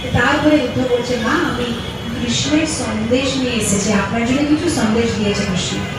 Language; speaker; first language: Bangla; non-native, fluent; Hindi